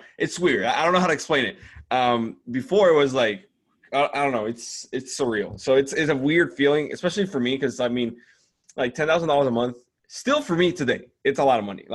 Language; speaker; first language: English; non-native, fluent; Spanish